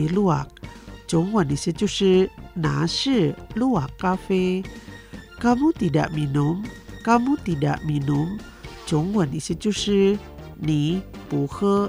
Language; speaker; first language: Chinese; early bilingual, heritage; Chinese